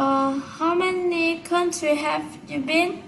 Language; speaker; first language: English; non-native, learner; Vietnamese